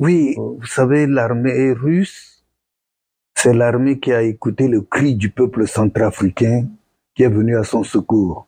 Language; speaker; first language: French; non-native, local second language; Sango